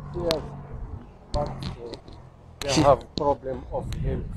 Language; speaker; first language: English; non-native, learner; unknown